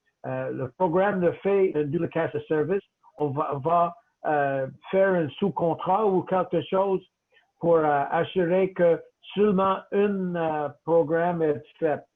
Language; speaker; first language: French; non-native, local second language; English